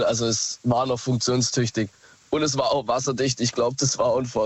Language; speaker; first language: German; native; German